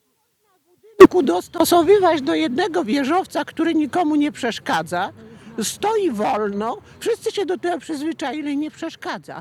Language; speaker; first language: Polish; native; Polish